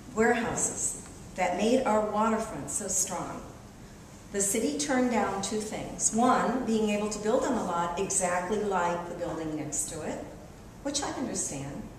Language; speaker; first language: English; native; English